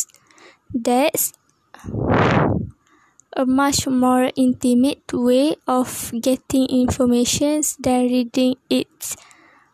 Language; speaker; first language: English; non-native, local second language; Malay